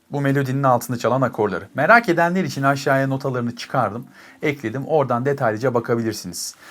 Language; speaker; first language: Turkish; native; Turkish